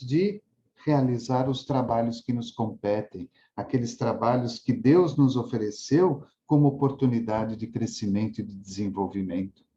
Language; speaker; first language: Portuguese; native; Portuguese